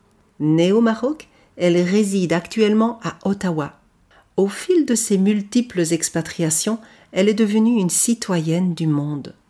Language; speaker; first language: French; native; French